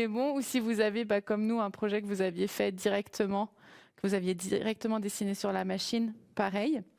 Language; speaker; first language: French; native; French